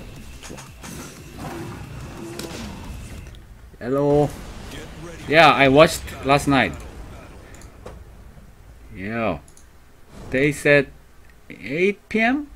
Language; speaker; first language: English; non-native, learner; Korean